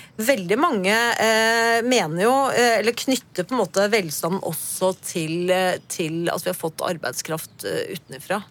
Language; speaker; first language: Norwegian; early bilingual, other home language; Spanish